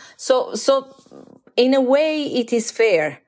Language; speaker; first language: English; non-native, fluent; Italian